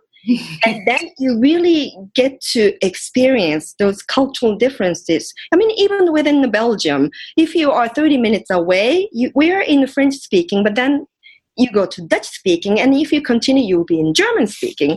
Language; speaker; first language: English; non-native, fluent; Japanese